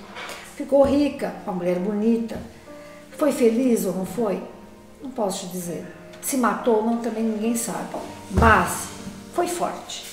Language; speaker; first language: Portuguese; native; Portuguese